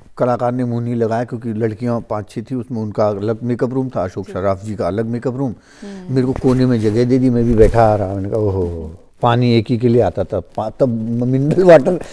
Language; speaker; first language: Hindi; native; Hindi